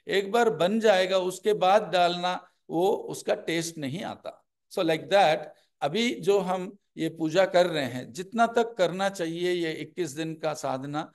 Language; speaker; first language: Hindi; non-native, local second language; Telugu